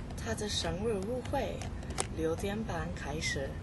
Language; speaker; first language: Chinese; non-native, learner; English